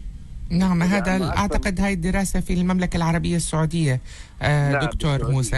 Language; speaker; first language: Arabic; native; Arabic